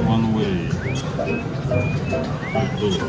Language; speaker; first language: Japanese; non-native, learner; French